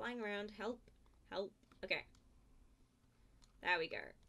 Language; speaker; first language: English; native; English